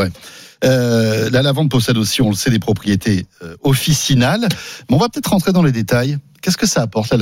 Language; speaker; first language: French; native; French